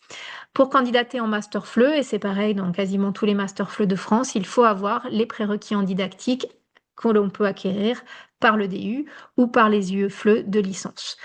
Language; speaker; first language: French; native; French